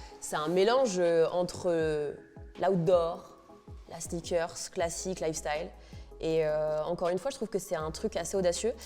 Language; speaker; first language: French; native; French